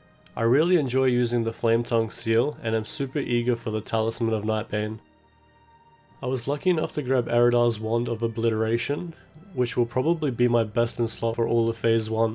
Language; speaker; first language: English; native; English